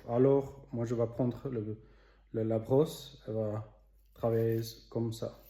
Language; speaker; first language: French; non-native, local second language; German